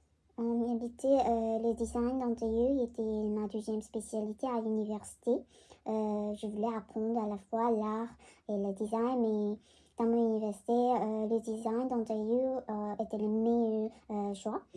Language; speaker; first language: French; non-native, learner; Korean